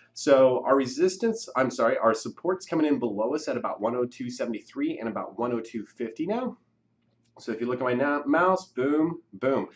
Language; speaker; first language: English; native; English